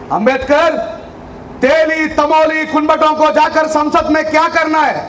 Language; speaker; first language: Hindi; non-native, local second language; Telugu